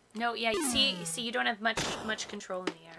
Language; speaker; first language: English; native; English